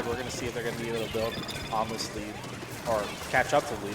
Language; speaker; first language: English; native; English